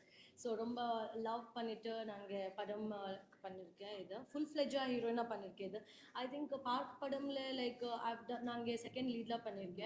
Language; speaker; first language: Tamil; non-native, learner; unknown